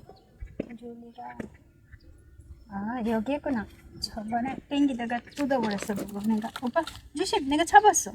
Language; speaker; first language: Korean; non-native, learner; Bangla